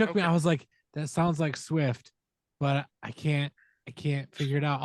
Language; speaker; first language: English; native; English